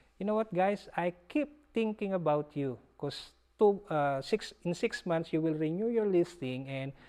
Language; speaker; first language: English; non-native, local second language; Filipino